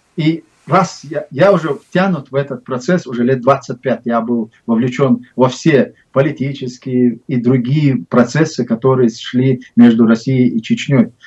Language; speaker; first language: Russian; non-native, local second language; Chechen